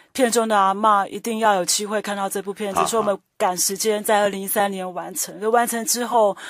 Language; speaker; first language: Chinese; native; Chinese